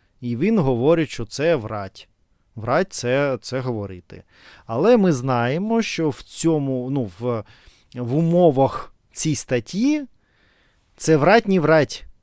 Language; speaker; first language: Ukrainian; non-native, fluent; Russian